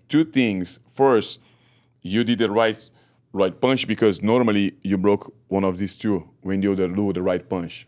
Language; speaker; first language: English; non-native, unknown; Portuguese